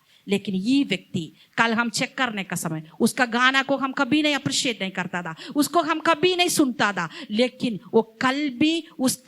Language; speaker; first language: Hindi; non-native, local second language; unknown